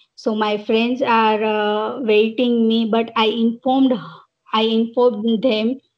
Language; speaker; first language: English; non-native, local second language; Gujarati